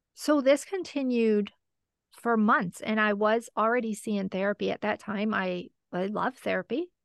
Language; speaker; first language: English; native; English